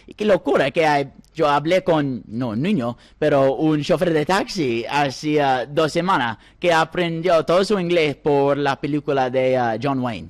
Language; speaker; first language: Spanish; non-native, fluent; English